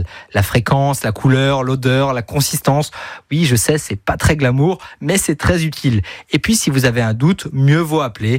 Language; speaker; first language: French; native; French